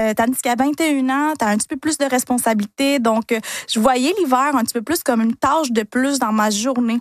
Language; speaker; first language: French; non-native, fluent; Spanish